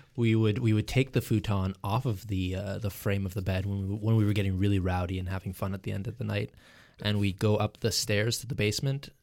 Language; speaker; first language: English; native; English